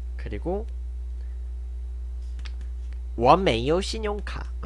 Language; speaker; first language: Chinese; non-native, learner; Korean